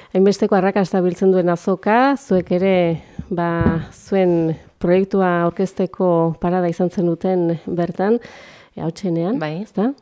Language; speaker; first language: Basque; native; Basque